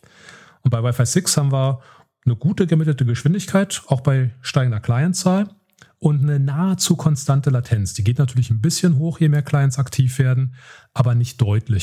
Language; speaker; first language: German; native; German